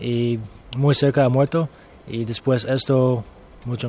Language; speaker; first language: Spanish; non-native, learner; English